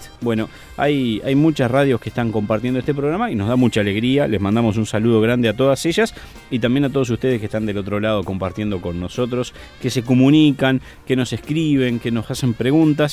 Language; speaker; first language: Spanish; native; Spanish